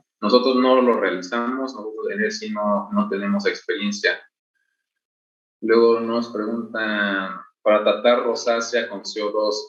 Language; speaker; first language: Spanish; native; Spanish